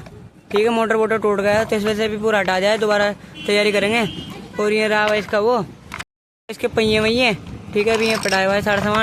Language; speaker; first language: Hindi; native; Hindi